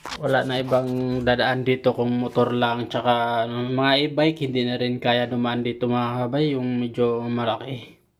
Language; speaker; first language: Filipino; native; Filipino